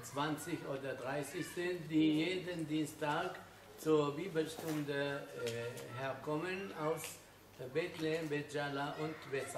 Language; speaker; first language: German; non-native, fluent; Arabic